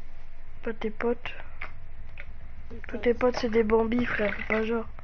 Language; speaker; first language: French; native; French